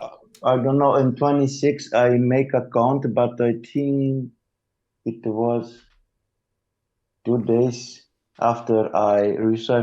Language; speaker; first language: English; non-native, learner; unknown